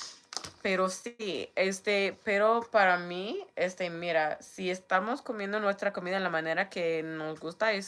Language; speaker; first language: Spanish; non-native, learner; English